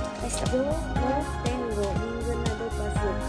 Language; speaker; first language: Spanish; non-native, learner; Japanese